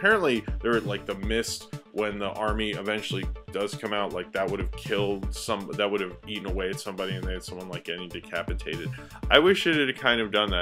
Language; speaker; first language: English; native; English